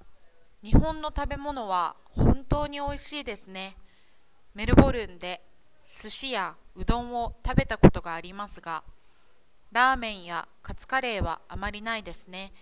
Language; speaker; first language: Japanese; non-native, learner; English